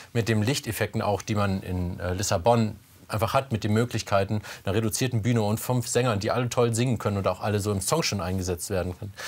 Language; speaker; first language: German; native; German